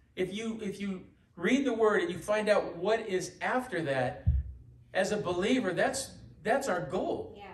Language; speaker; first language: English; native; English